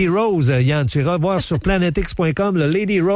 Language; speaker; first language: French; native; French